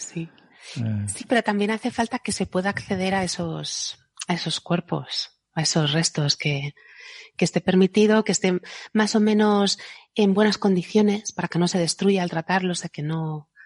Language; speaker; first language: Spanish; native; Spanish